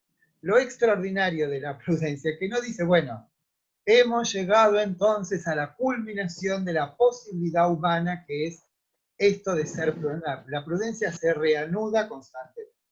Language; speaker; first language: Spanish; native; Spanish